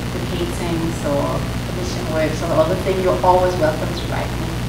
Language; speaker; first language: English; non-native, fluent; Danish